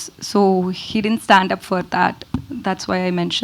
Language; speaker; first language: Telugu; non-native, learner; Tamil